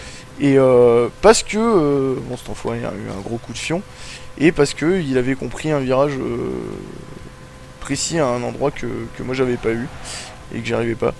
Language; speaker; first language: French; native; French